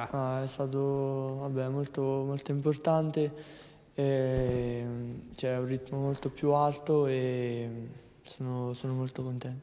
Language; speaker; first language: Italian; native; Italian